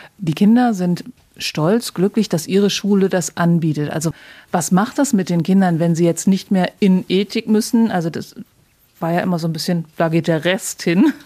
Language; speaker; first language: German; native; German